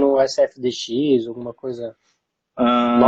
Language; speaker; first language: Portuguese; native; Portuguese